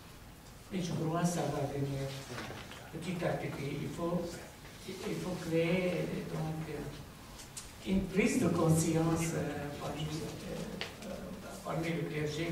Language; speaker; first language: French; non-native, fluent; Arabic